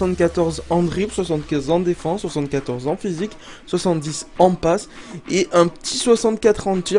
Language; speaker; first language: French; native; French